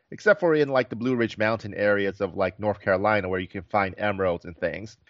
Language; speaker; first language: English; native; English